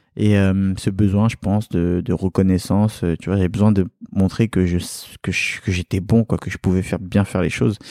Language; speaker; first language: French; early bilingual, other home language; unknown